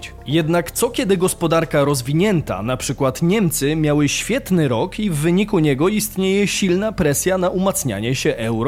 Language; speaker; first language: Polish; native; Polish